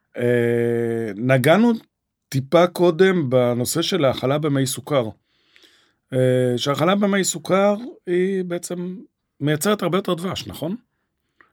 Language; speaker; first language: Hebrew; native; Hebrew